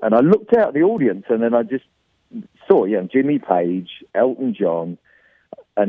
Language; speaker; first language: English; native; English